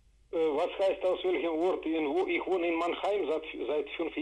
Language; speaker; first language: German; non-native, fluent; Russian